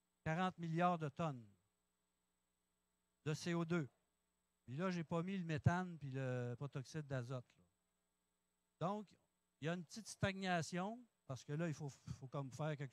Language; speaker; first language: French; native; French